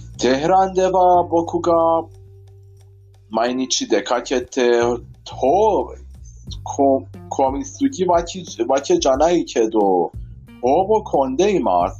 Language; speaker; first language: Japanese; non-native, fluent; Persian